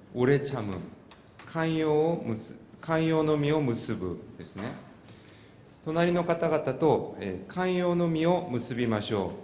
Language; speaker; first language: Japanese; non-native, fluent; Korean